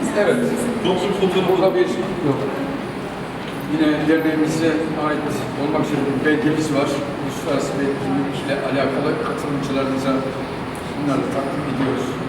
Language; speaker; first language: Turkish; native; Turkish